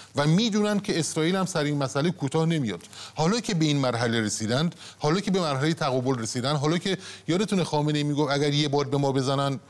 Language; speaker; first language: Persian; native; Persian